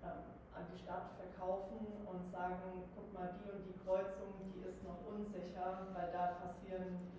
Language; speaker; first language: German; native; German